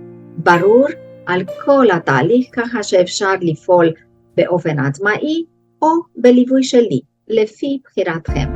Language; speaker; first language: Hebrew; native; Hebrew